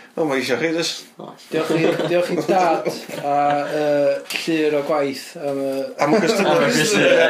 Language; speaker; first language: Welsh; native; Welsh